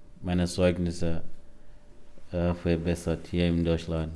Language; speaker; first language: German; non-native, learner; Arabic